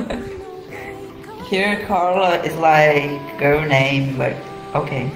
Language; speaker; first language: English; non-native, fluent; Portuguese